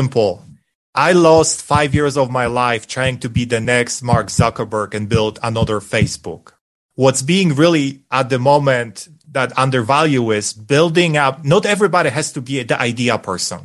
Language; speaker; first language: English; non-native, fluent; Polish